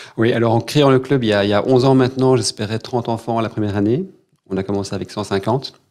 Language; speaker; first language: French; native; French